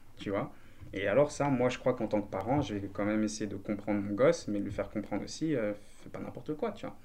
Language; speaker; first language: French; native; French